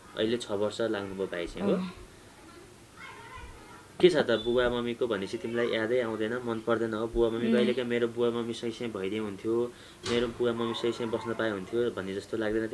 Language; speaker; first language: Nepali; native; Nepali